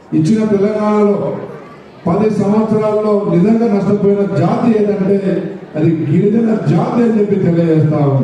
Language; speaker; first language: Telugu; non-native, local second language; Lambadi